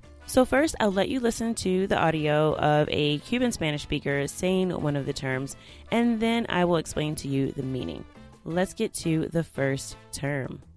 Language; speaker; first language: English; native; English